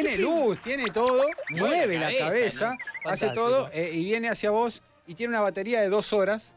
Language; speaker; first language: Spanish; native; Spanish